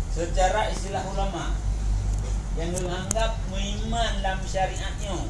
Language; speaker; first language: Malay; non-native, local second language; Achinese